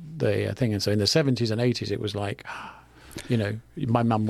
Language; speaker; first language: English; non-native, local second language; French